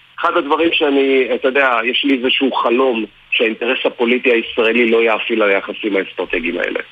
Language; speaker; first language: Hebrew; native; Hebrew